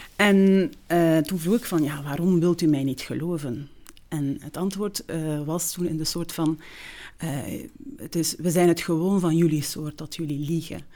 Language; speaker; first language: Dutch; early bilingual, other home language; Turkish